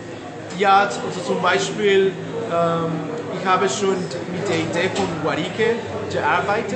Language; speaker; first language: German; non-native, fluent; Spanish